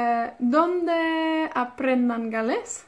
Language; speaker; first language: Spanish; non-native, fluent; Welsh